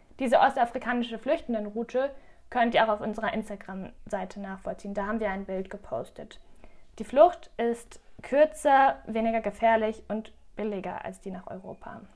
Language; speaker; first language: German; native; German